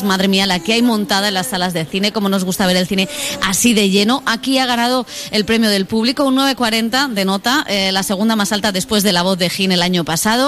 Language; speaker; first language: Spanish; native; Spanish